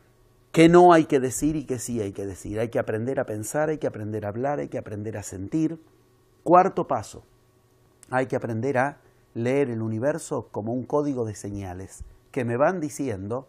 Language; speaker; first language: Spanish; native; Spanish